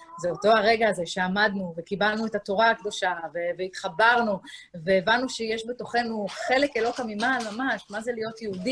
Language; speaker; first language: Hebrew; native; Hebrew